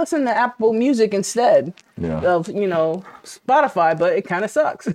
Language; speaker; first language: English; native; English